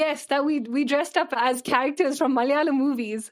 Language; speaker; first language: English; early bilingual, other home language; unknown